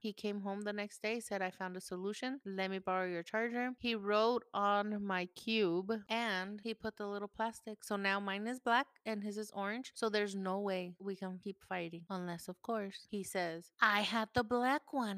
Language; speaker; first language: English; early bilingual, other home language; Spanish